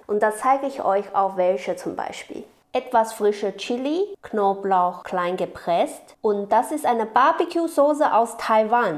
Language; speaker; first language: German; non-native, learner; Chinese